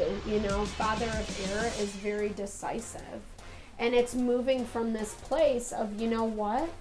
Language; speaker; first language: English; native; English